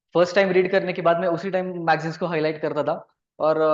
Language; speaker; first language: Hindi; non-native, local second language; Marathi